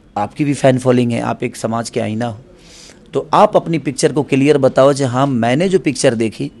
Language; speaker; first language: Hindi; native; Hindi